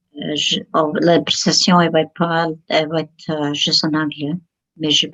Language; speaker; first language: French; non-native, local second language; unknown